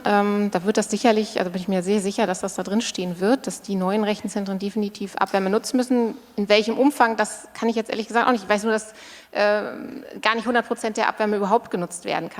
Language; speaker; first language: German; native; German